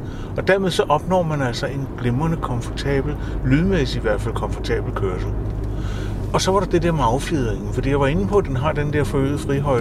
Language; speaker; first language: Danish; native; Danish